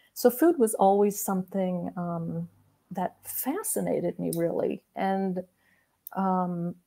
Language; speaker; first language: English; native; English